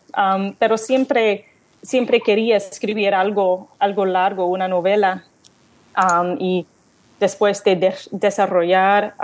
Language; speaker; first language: Spanish; non-native, learner; English